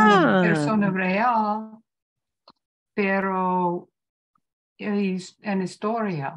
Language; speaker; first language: Spanish; non-native, learner; English